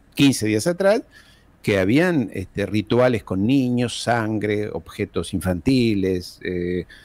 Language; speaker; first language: Spanish; early bilingual, heritage; Spanish